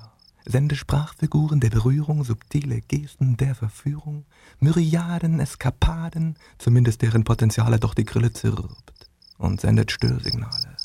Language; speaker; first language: German; native; German